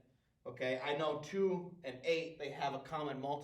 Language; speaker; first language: English; native; English